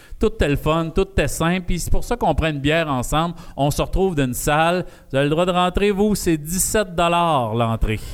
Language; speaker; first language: French; native; French